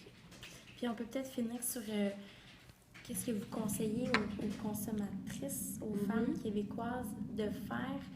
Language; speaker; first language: French; native; French